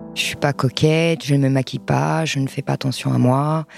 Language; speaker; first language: French; early bilingual, other home language; Arabic